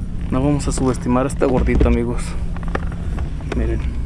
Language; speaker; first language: Spanish; native; Spanish